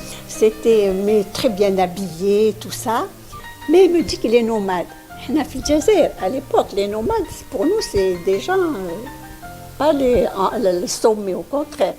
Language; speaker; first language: French; non-native, local second language; Arabic